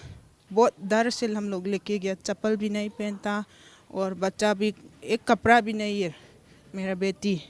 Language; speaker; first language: Hindi; non-native, local second language; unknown